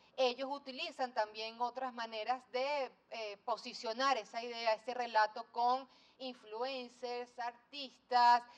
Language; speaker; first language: Spanish; native; Spanish